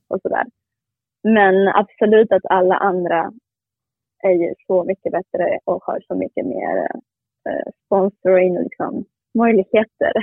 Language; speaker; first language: Swedish; non-native, fluent; Spanish